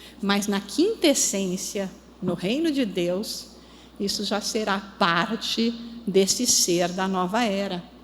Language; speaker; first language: Portuguese; native; Portuguese